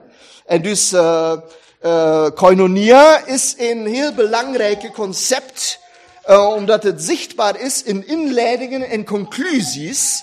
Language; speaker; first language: Dutch; non-native, fluent; German